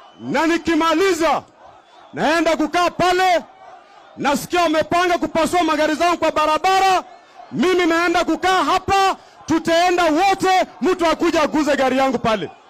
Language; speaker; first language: Swahili; non-native, local second language; Luyia